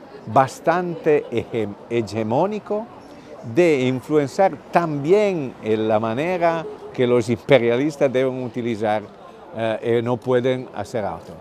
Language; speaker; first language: Spanish; non-native, fluent; Italian